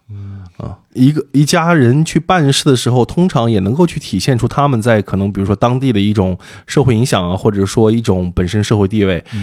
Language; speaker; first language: Chinese; native; Chinese